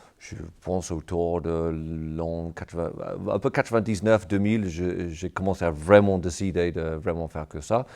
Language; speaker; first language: French; non-native, fluent; English